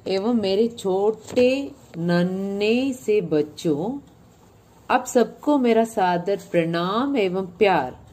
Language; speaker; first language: Hindi; non-native, local second language; Malayalam